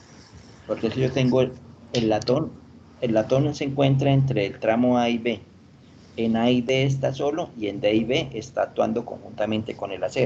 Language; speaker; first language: Spanish; native; Spanish